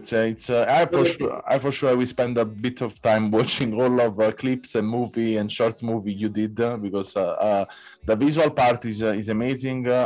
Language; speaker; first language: English; non-native, learner; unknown